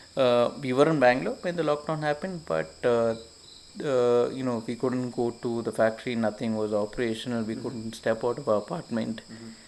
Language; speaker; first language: English; non-native, local second language; Malayalam